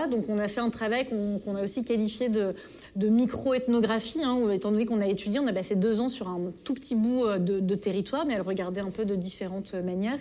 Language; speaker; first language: French; native; French